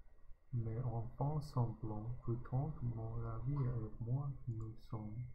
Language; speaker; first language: French; non-native, learner; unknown